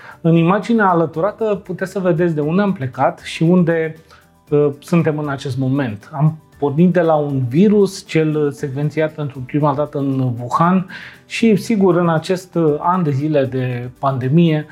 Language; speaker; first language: Romanian; native; Romanian